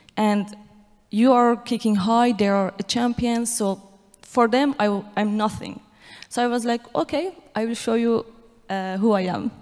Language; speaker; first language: English; non-native, fluent; Persian